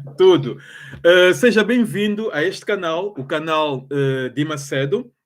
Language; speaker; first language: Portuguese; native; Portuguese